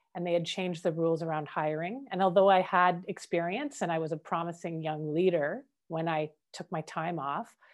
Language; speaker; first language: English; native; English